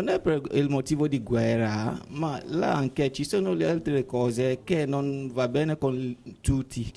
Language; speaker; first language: Italian; non-native, learner; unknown